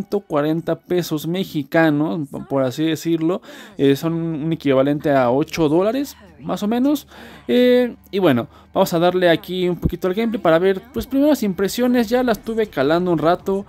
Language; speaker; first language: Spanish; native; Spanish